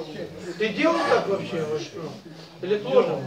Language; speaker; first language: Russian; native; Russian